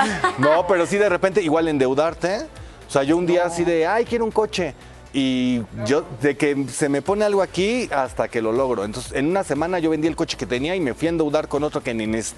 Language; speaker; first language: Spanish; native; Spanish